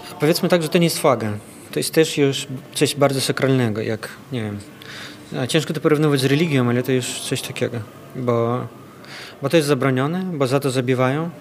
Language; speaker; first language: Polish; non-native, fluent; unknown